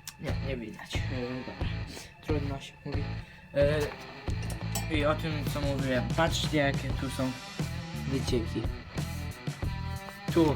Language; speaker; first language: Polish; native; Polish